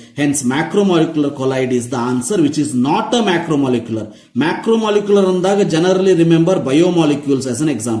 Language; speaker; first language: English; non-native, local second language; Kannada